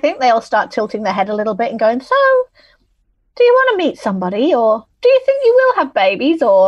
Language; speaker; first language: English; native; English